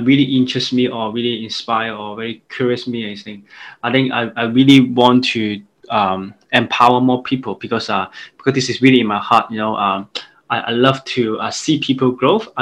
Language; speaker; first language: English; non-native, local second language; Cantonese